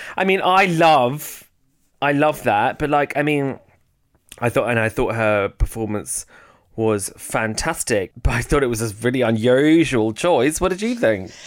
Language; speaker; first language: English; native; English